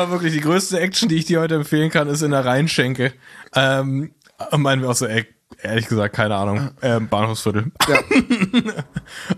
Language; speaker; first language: German; native; German